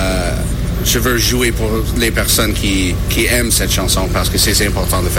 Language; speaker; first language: French; non-native, learner; English